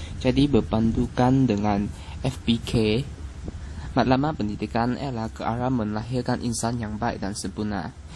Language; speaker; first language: Malay; non-native, local second language; Chinese